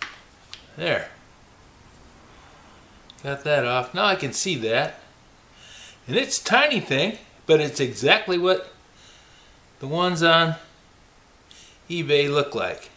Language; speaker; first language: English; native; English